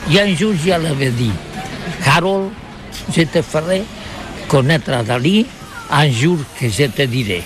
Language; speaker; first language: French; non-native, learner; Catalan